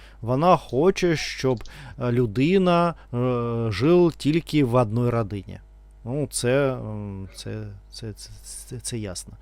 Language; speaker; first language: Ukrainian; non-native, learner; Russian